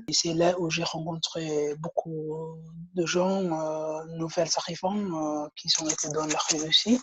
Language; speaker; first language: French; non-native, learner; Somali